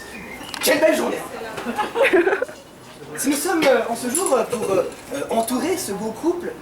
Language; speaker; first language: French; native; French